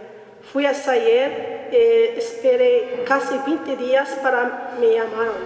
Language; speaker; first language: Spanish; non-native, learner; Arabic